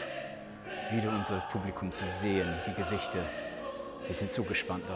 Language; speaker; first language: German; non-native, fluent; English